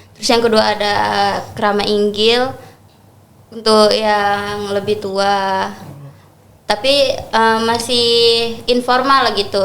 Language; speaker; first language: Indonesian; non-native, local second language; Javanese